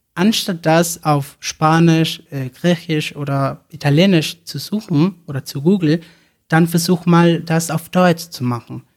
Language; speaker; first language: German; non-native, fluent; Spanish